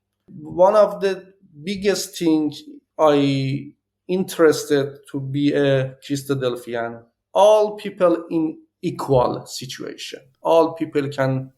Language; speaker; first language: English; non-native, learner; Persian